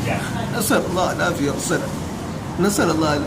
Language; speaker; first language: Arabic; non-native, learner; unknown